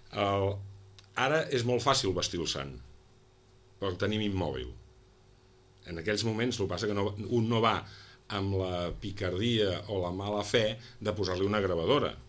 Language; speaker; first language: Catalan; non-native, local second language; Spanish